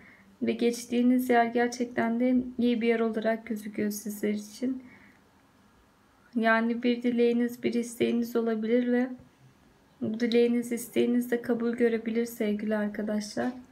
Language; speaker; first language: Turkish; native; Turkish